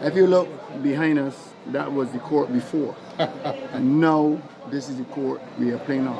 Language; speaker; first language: English; native; English